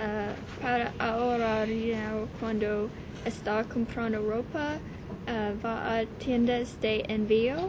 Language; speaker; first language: Spanish; non-native, learner; English